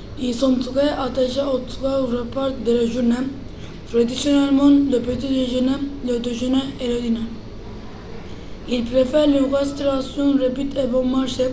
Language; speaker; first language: French; non-native, learner; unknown